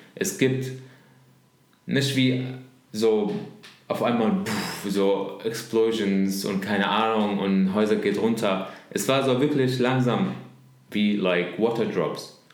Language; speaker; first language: German; non-native, learner; Arabic